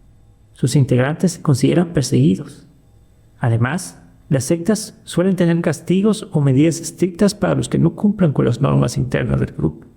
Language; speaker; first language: Spanish; native; Spanish